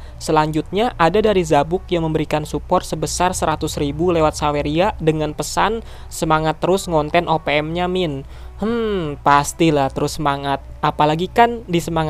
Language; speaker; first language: Indonesian; native; Indonesian